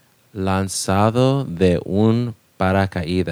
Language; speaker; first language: Spanish; non-native, learner; English